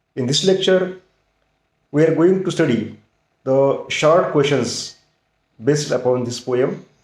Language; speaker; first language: English; non-native, local second language; Marathi